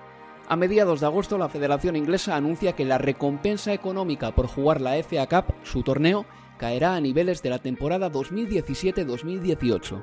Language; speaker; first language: Spanish; native; Spanish